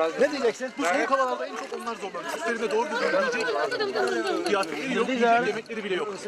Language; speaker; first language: Turkish; non-native, learner; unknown